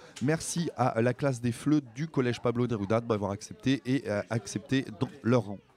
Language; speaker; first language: French; native; French